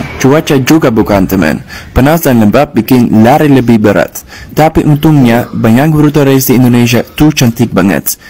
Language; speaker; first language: Indonesian; non-native, fluent; Dutch